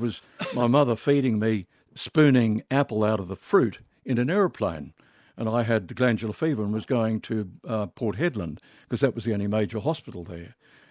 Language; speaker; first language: English; native; English